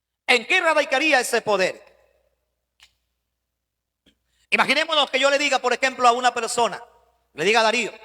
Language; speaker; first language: Spanish; native; Spanish